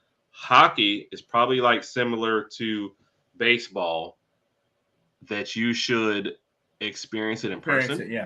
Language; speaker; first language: English; native; English